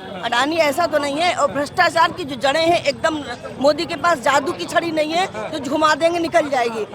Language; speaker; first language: Hindi; native; Hindi